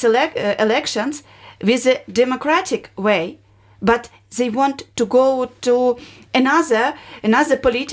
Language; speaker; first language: English; non-native, learner; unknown